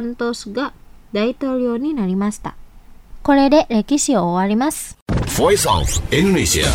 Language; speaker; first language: Japanese; non-native, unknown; Indonesian